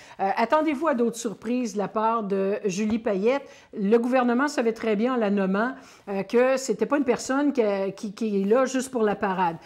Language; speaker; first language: French; native; French